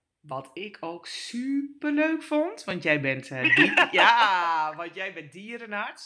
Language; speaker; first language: Dutch; native; Dutch